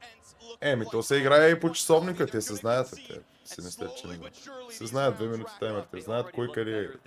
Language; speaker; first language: Bulgarian; native; Bulgarian